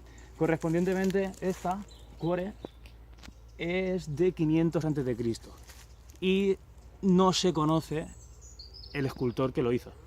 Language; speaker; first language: Spanish; native; Spanish